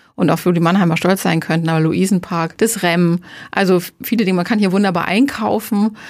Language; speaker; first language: German; native; German